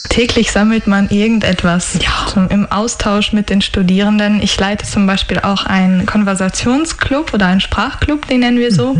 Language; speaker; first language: German; early bilingual, other home language; Russian